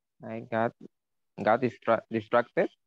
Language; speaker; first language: English; non-native, learner; Spanish